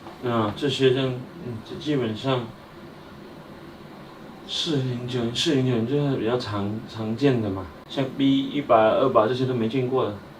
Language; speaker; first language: Chinese; native; Chinese